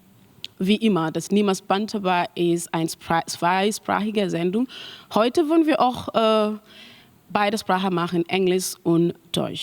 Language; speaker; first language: German; non-native, learner; Mandingo